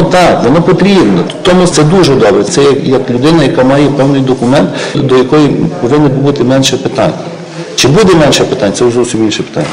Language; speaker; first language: Ukrainian; native; Ukrainian